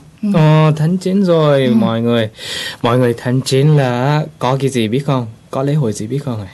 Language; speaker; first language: Vietnamese; early bilingual, heritage; Vietnamese